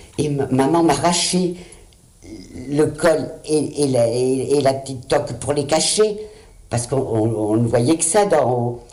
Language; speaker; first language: French; early bilingual, other home language; Spanish